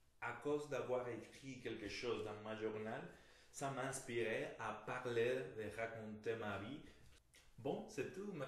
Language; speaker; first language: French; non-native, fluent; Spanish